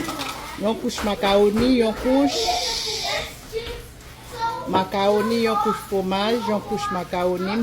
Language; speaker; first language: French; non-native, local second language; Haitian Creole